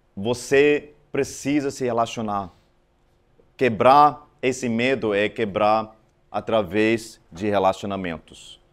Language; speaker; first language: Portuguese; non-native, fluent; Afrikaans